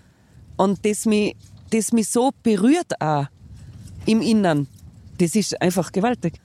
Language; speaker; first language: German; native; German